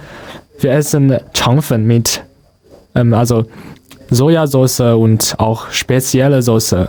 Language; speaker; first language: German; non-native, learner; Chinese